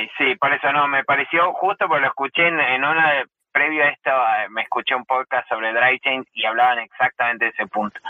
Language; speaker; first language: Spanish; native; Spanish